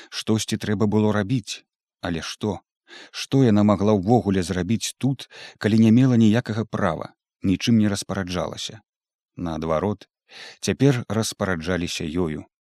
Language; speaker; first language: Belarusian; native; Belarusian